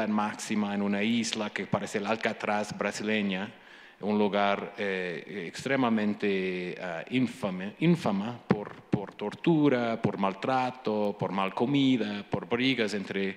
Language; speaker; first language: Spanish; non-native, fluent; English